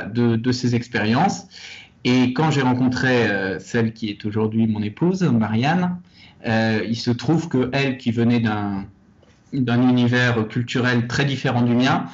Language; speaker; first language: French; native; French